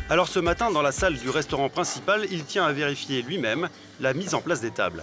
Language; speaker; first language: French; native; French